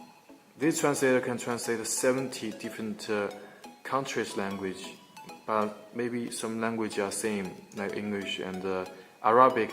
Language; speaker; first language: English; non-native, learner; Chinese